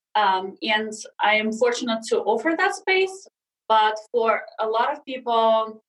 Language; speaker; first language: English; non-native, fluent; Russian